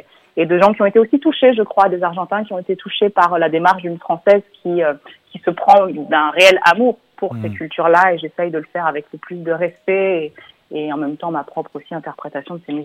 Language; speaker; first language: French; native; French